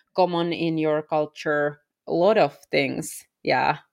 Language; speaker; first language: English; non-native, fluent; Finnish